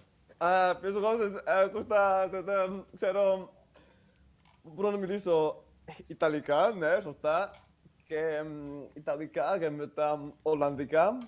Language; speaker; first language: Greek; non-native, learner; Italian